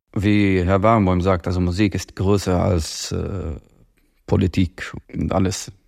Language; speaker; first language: German; non-native, fluent; Arabic